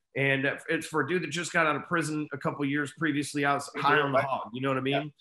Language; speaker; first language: English; native; English